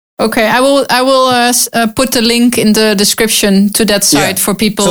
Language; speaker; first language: English; non-native, learner; Dutch